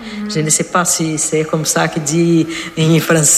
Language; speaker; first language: French; non-native, fluent; Portuguese